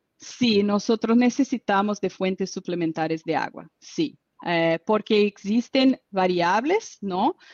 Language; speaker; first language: Spanish; non-native, fluent; Portuguese